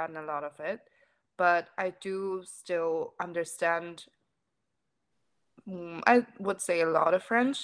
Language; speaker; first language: English; non-native, fluent; German